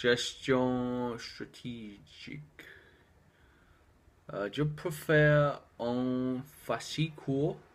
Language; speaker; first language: French; non-native, learner; English